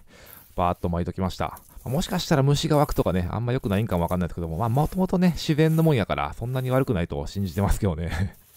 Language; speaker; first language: Japanese; native; Japanese